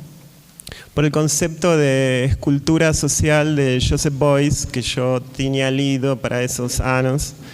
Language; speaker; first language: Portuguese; non-native, learner; Spanish